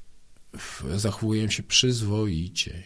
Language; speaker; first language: Polish; native; Polish